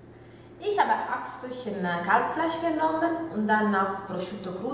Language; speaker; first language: German; non-native, learner; Italian